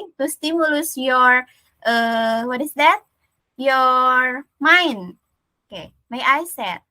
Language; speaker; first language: English; non-native, learner; Indonesian